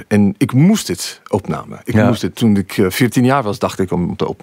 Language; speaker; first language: Dutch; non-native, fluent; English